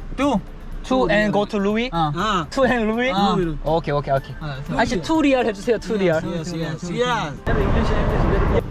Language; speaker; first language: English; non-native, learner; Korean